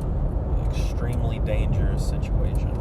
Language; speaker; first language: English; native; English